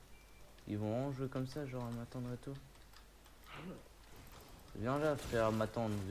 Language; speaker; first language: French; native; French